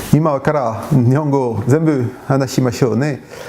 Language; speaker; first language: Japanese; non-native, learner; French